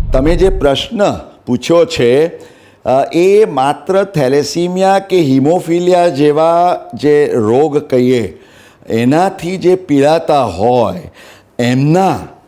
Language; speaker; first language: Gujarati; native; Gujarati